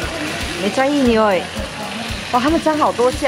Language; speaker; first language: Chinese; native; Chinese